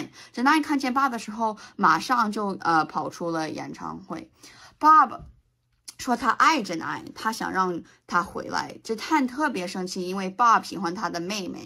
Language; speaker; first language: Chinese; non-native, learner; English